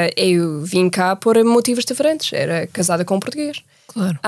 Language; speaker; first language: Portuguese; non-native, fluent; English